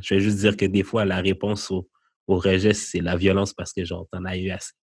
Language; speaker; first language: French; native; French